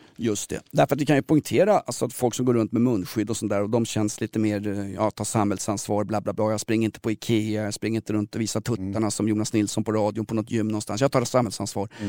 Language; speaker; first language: Swedish; native; Swedish